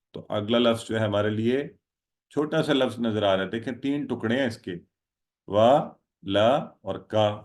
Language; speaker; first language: Urdu; native; Urdu